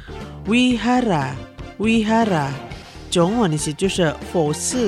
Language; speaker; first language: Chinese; non-native, local second language; Indonesian